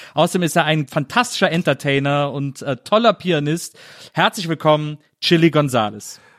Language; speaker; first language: German; native; German